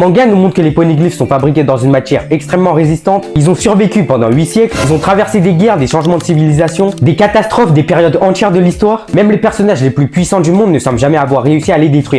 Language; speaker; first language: French; native; French